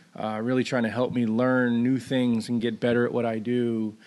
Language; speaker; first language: English; native; English